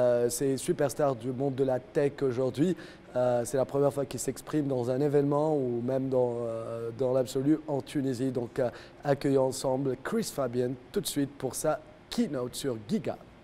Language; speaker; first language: French; non-native, local second language; Arabic